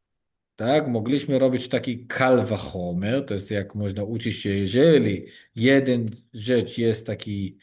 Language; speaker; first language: Polish; non-native, learner; Hebrew